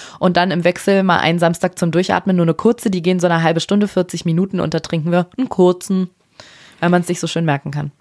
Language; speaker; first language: German; native; German